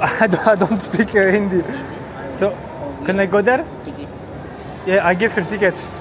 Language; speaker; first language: English; non-native, learner; French